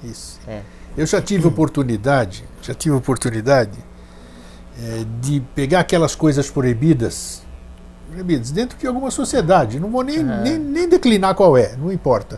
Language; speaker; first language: Portuguese; native; Portuguese